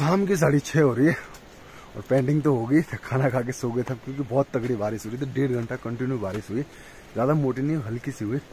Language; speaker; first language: Hindi; native; Hindi